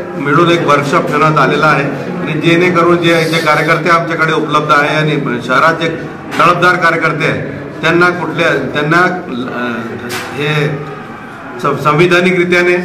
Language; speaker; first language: Marathi; non-native, local second language; Urdu